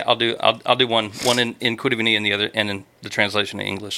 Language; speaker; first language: English; native; English